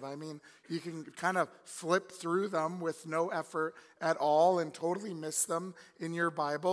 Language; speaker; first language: English; native; English